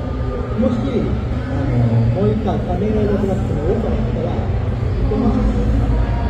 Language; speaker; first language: Japanese; non-native, fluent; Portuguese